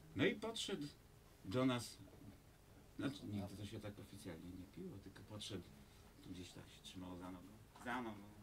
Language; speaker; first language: Polish; native; Polish